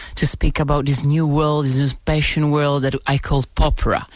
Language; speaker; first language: English; non-native, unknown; Italian